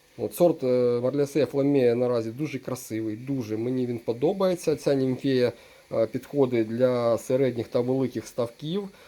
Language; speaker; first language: Ukrainian; non-native, local second language; Russian